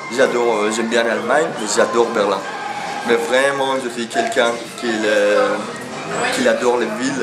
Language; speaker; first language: French; non-native, fluent; Persian